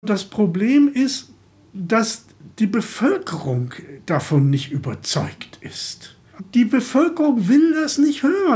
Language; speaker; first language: German; native; German